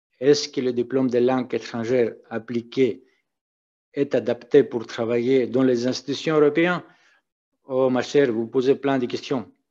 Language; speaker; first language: French; native; French